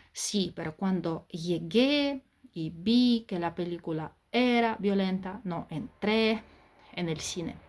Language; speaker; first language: Spanish; non-native, fluent; Ukrainian